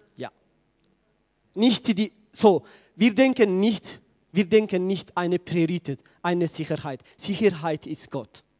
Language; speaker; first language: German; non-native, learner; Tigrinya